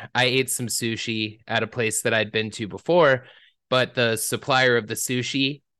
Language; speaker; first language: English; native; English